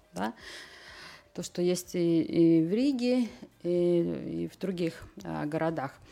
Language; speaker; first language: Russian; non-native, local second language; Latvian